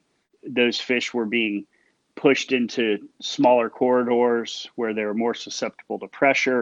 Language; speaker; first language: English; native; English